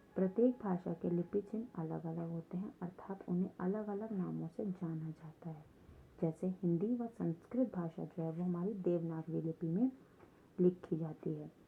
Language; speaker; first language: Hindi; native; Hindi